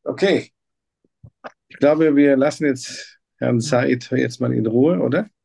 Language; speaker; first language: German; non-native, fluent; Turkish